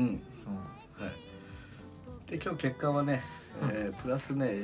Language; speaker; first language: Japanese; native; Japanese